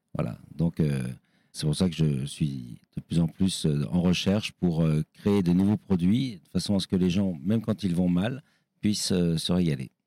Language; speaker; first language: French; native; French